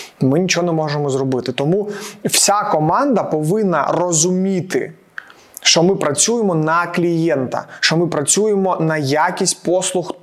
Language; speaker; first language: Ukrainian; non-native, local second language; Russian